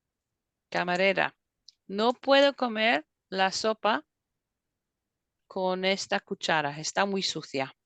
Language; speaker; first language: Spanish; non-native, fluent; English